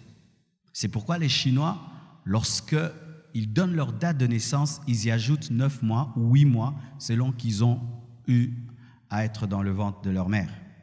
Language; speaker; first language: French; non-native, local second language; Lingala